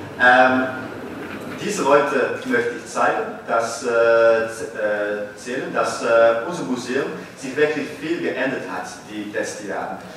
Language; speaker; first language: German; non-native, fluent; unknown